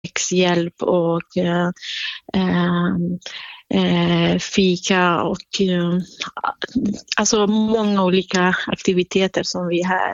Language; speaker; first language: Swedish; non-native, fluent; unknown